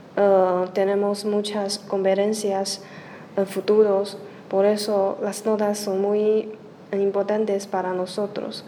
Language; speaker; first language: Spanish; non-native, learner; Chinese